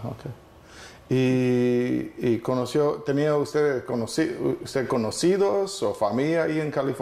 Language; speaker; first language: Spanish; non-native, fluent; English